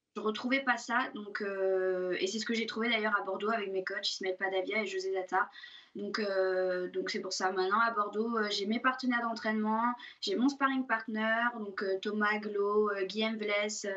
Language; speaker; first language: French; native; French